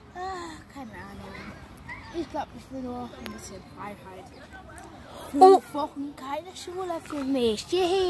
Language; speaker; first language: German; early bilingual, other home language; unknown